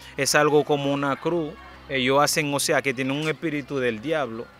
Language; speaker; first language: Spanish; non-native, fluent; Haitian Creole